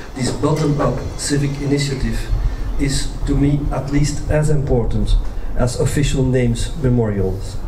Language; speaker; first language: English; non-native, fluent; Dutch